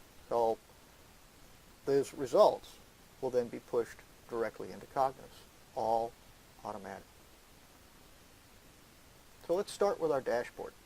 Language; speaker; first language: English; native; English